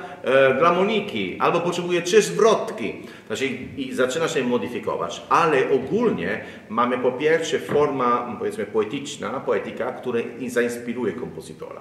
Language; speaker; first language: Polish; non-native, learner; Italian